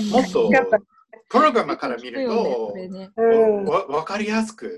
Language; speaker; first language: Japanese; non-native, fluent; English